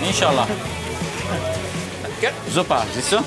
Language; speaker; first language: German; non-native, learner; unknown